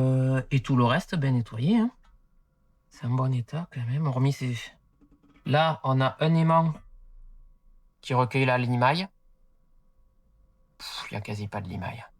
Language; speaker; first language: French; native; French